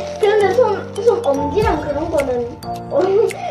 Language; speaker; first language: Korean; native; Korean